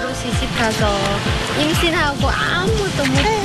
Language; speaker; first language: Korean; non-native, learner; Vietnamese